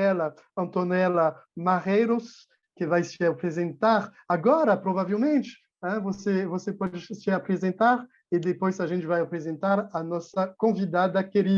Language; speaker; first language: Portuguese; non-native, fluent; French